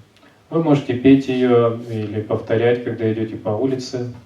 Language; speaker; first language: Russian; native; Russian